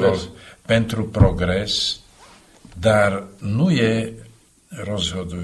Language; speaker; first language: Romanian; non-native, fluent; Slovak